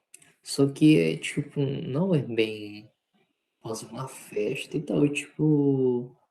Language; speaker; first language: Portuguese; non-native, fluent; Spanish